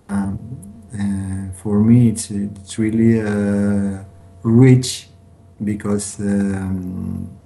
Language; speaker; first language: English; non-native, learner; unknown